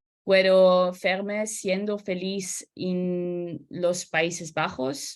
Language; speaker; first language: Spanish; non-native, learner; Dutch